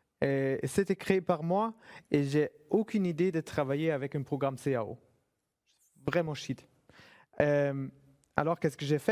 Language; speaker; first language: French; non-native, fluent; German